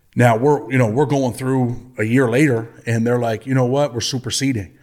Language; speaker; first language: English; native; English